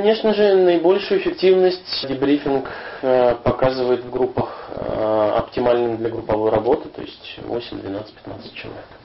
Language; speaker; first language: Russian; native; Russian